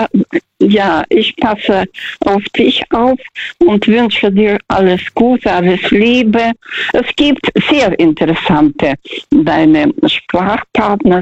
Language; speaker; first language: German; non-native, fluent; Russian